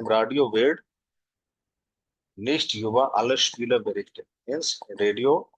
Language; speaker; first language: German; non-native, fluent; Hindi